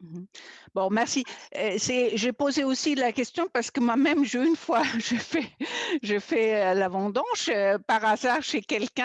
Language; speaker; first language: French; non-native, fluent; German